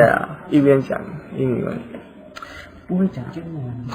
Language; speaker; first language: Chinese; non-native, fluent; Indonesian